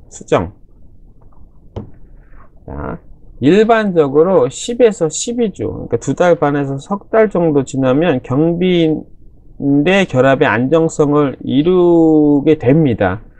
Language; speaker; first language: Korean; native; Korean